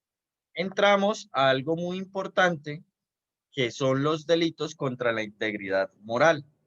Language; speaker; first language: Spanish; native; Spanish